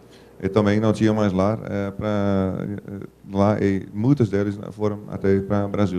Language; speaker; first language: Portuguese; non-native, fluent; Dutch